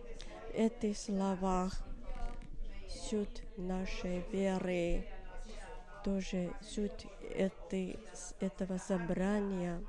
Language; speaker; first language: Russian; non-native, learner; Finnish